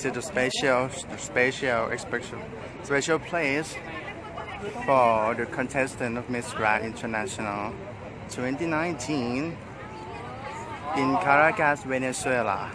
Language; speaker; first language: English; non-native, learner; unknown